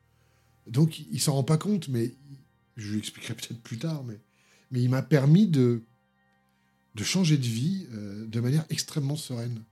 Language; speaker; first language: French; native; French